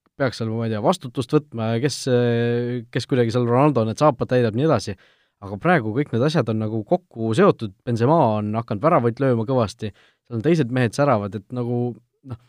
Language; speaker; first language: Estonian; native; Estonian